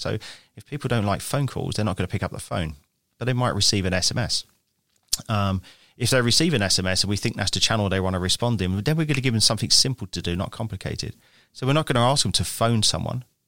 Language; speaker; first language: English; native; English